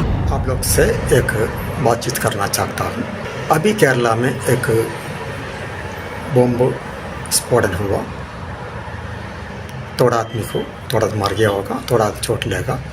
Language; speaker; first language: Hindi; non-native, local second language; Malayalam